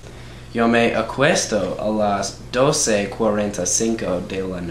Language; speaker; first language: Spanish; non-native, learner; English